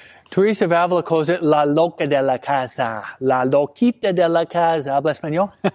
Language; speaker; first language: Spanish; non-native, fluent; English